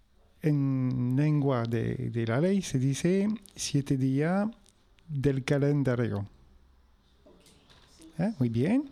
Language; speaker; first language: Spanish; non-native, local second language; French